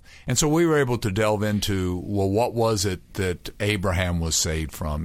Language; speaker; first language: English; native; English